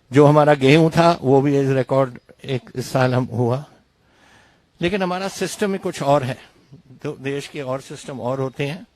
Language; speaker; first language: Urdu; non-native, local second language; Punjabi